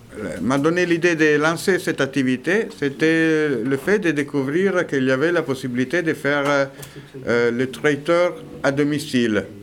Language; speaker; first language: French; non-native, fluent; Italian